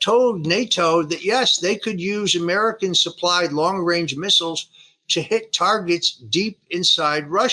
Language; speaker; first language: English; native; English